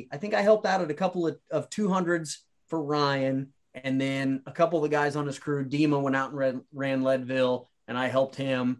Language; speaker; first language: English; native; English